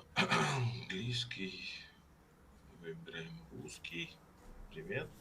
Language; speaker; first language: Russian; native; Russian